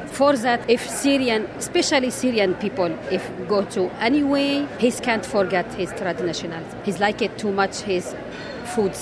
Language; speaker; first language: English; non-native, learner; Arabic